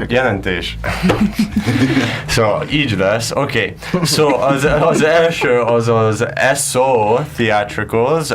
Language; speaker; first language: Hungarian; non-native, learner; English